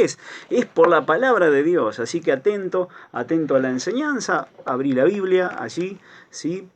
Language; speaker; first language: Spanish; native; Spanish